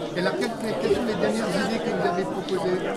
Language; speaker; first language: French; native; French